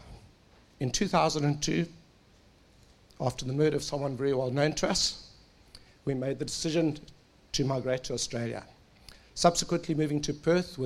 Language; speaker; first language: English; native; English